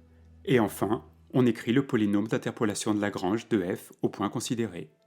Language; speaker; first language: French; native; French